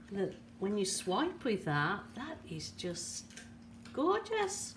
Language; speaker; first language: English; native; English